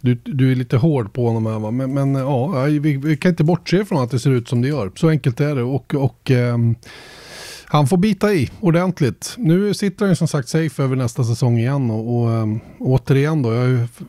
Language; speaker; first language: Swedish; native; Swedish